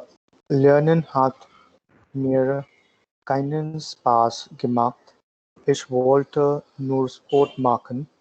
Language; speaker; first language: German; non-native, learner; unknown